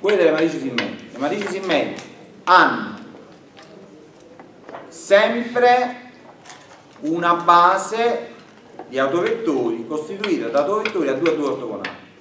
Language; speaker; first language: Italian; native; Italian